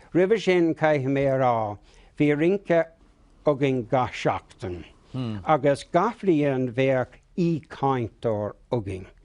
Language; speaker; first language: Irish; non-native, local second language; English